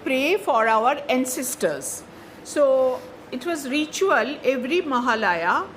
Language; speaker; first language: English; non-native, local second language; Bangla